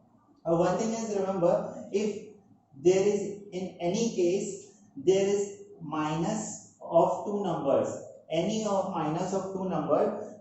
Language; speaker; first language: English; non-native, local second language; Hindi